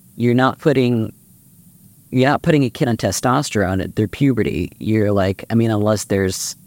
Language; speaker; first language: English; native; English